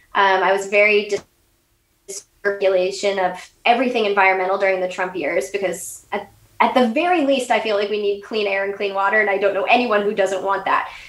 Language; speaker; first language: English; native; English